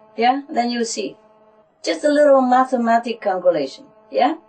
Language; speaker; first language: English; non-native, fluent; Vietnamese